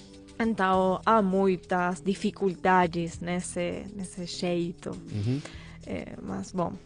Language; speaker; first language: Portuguese; non-native, fluent; Spanish